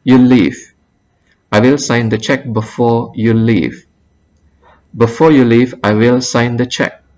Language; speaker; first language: English; non-native, fluent; Indonesian